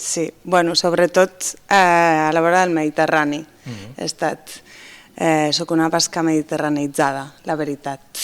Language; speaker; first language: Catalan; non-native, fluent; Basque